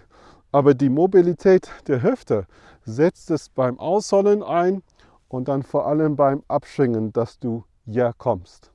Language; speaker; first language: German; non-native, fluent; English